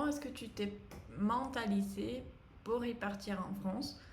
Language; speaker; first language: French; non-native, fluent; Spanish